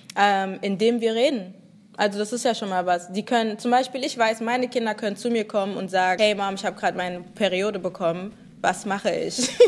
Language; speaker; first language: German; early bilingual, other home language; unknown